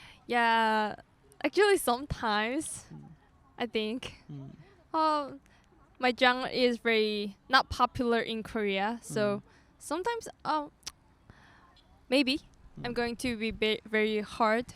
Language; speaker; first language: English; non-native, learner; Korean